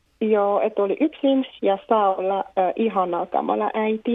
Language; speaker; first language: Finnish; non-native, fluent; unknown